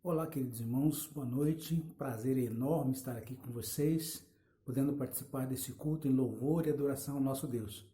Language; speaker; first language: Portuguese; native; Portuguese